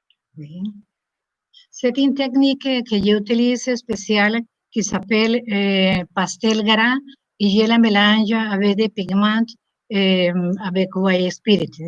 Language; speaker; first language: French; non-native, learner; Spanish